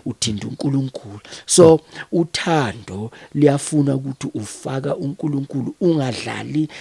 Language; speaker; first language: Zulu; native; Zulu